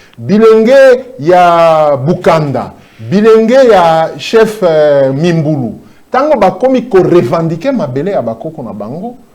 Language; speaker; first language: Lingala; non-native, local second language; Swahili